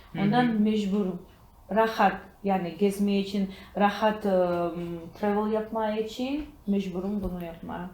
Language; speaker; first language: Turkish; non-native, learner; Georgian